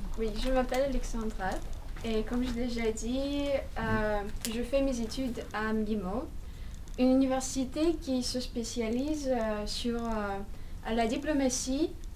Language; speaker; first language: French; non-native, fluent; Russian